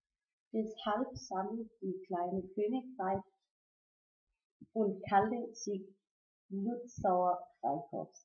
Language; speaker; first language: German; non-native, learner; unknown